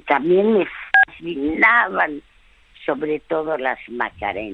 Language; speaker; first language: Spanish; early bilingual, other home language; French